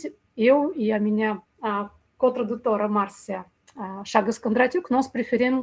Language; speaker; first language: Portuguese; non-native, fluent; Russian